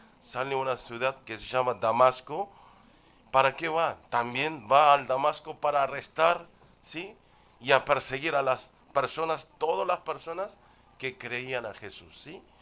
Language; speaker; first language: Spanish; non-native, fluent; Korean